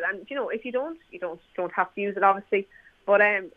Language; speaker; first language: English; native; English